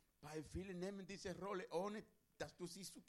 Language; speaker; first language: German; non-native, learner; Spanish